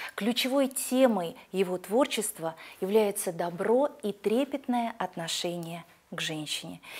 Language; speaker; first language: Russian; native; Russian